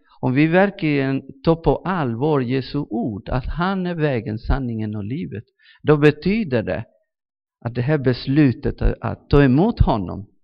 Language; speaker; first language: Swedish; non-native, fluent; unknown